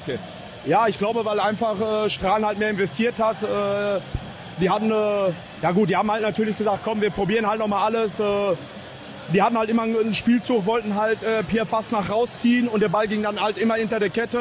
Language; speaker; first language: German; native; German